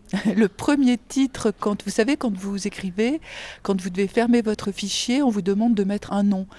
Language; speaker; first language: French; native; French